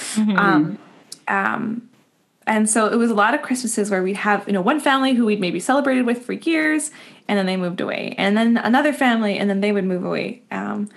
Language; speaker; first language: English; native; English